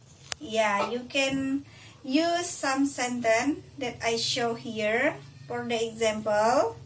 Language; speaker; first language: English; non-native, learner; Indonesian